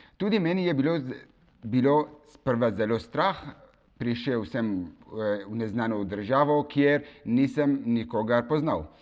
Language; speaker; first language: Slovenian; non-native, fluent; Kurdish